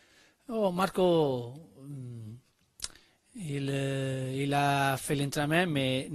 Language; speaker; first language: French; non-native, learner; Spanish